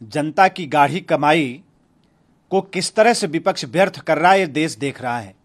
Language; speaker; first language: Hindi; native; Hindi